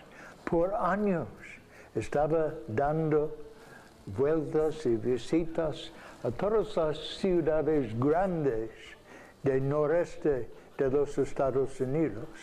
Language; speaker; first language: Spanish; non-native, fluent; English